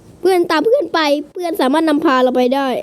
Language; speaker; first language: Thai; native; Thai